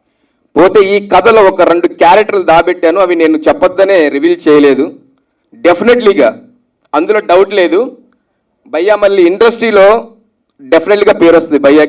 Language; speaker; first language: Telugu; native; Telugu